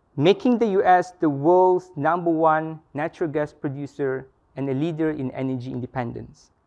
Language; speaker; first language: English; non-native, local second language; Malay